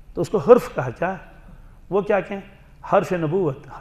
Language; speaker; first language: Urdu; non-native, local second language; Kashmiri